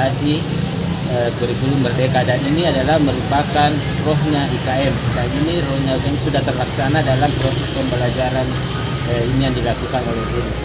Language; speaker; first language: Indonesian; native; Indonesian